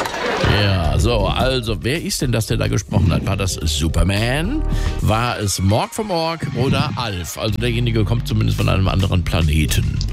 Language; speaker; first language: German; native; German